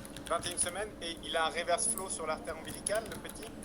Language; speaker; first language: French; native; French